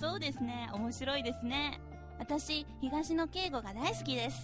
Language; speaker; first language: Japanese; non-native, fluent; Chinese